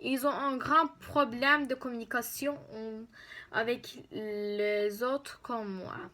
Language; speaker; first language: French; non-native, learner; Turkish